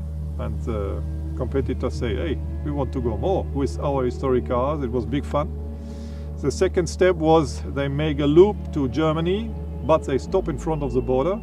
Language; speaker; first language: English; non-native, fluent; German